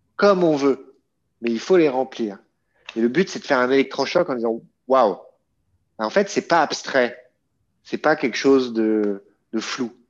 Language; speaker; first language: French; native; French